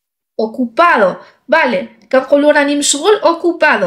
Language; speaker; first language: Spanish; non-native, fluent; Arabic